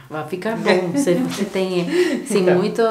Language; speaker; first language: Portuguese; non-native, learner; Bosnian